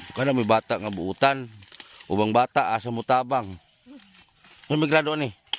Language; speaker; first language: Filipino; non-native, local second language; Cebuano